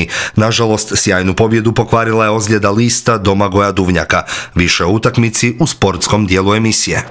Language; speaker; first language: Croatian; native; Croatian